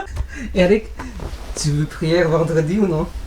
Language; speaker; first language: French; non-native, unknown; Indonesian